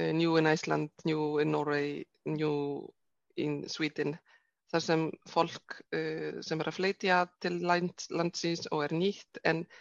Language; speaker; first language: Icelandic; non-native, fluent; Polish